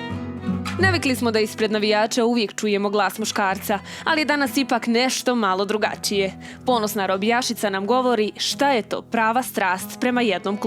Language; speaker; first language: Bosnian; native; Bosnian